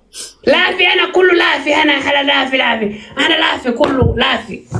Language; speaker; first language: Arabic; non-native, learner; Oromo